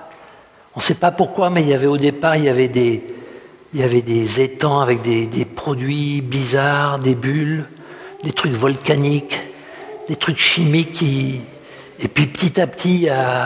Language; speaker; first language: French; native; French